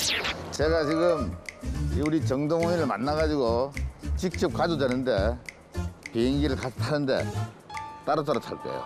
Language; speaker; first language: Korean; native; Korean